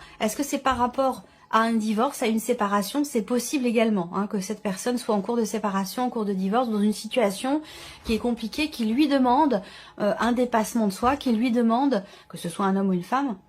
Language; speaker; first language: French; native; French